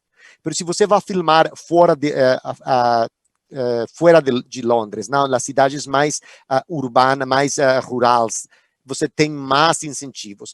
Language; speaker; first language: Portuguese; non-native, fluent; Spanish